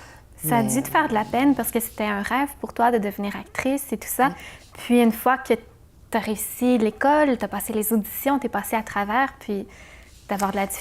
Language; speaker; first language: French; native; French